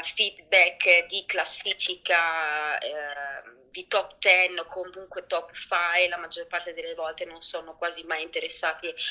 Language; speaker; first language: Italian; native; Italian